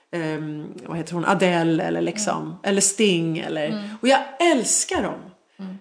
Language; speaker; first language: Swedish; native; Swedish